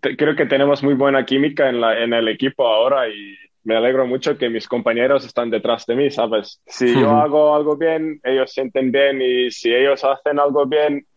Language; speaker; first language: Spanish; non-native, fluent; Estonian